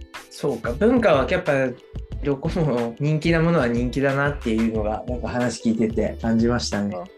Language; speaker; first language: Japanese; native; Japanese